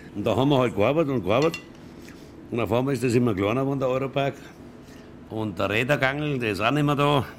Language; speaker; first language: German; native; German